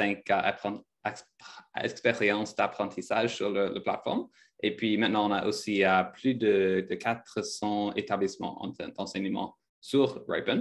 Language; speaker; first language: French; non-native, fluent; English